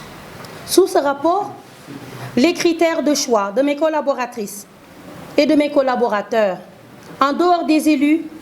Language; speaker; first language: French; non-native, local second language; Wolof